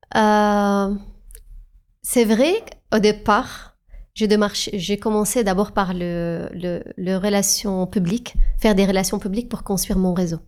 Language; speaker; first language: French; non-native, fluent; Arabic